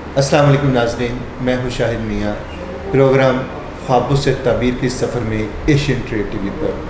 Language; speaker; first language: Urdu; native; Urdu